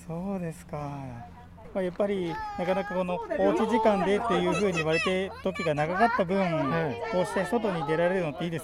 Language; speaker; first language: Japanese; native; Japanese